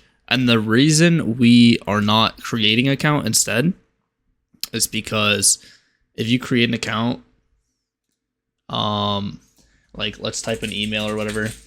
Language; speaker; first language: English; native; English